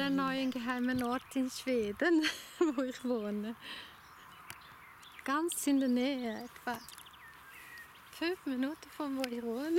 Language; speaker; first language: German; non-native, learner; Swedish